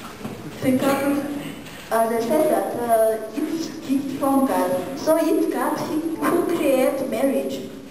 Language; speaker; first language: English; non-native, learner; Malagasy